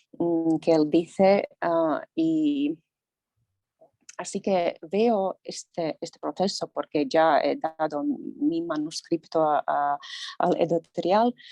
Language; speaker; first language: Spanish; non-native, learner; Latvian